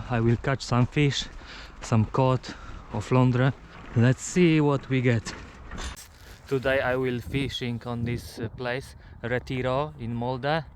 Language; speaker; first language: English; non-native, learner; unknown